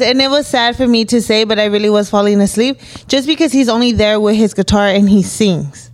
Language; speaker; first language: English; early bilingual, other home language; Spanish